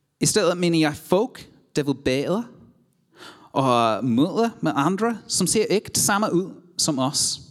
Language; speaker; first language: Danish; non-native, learner; English